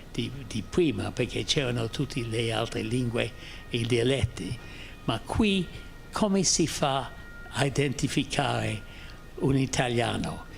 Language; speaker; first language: Italian; non-native, fluent; English